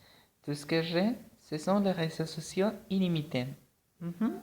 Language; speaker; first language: French; non-native, fluent; Spanish